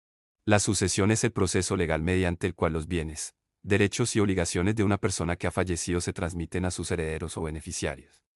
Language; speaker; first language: Spanish; native; Spanish